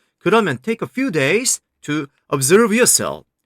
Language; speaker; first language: English; non-native, fluent; Korean